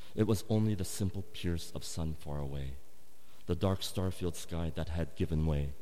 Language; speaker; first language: English; native; English